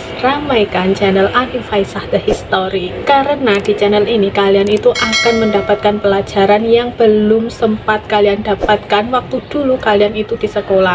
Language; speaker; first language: Indonesian; native; Indonesian